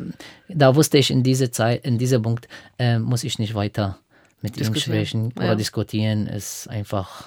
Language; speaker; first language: German; non-native, fluent; Arabic